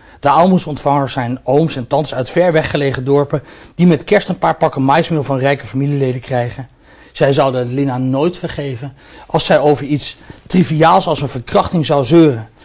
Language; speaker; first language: Dutch; native; Dutch